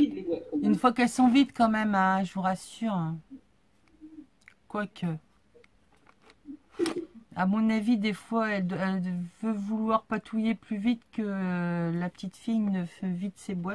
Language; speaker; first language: French; native; French